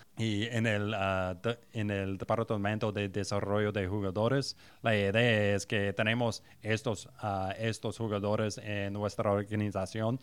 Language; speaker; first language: Spanish; non-native, learner; English